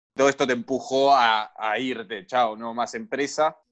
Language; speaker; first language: Spanish; native; Spanish